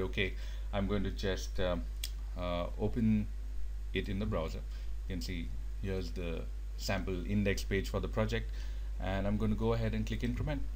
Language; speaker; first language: English; native; English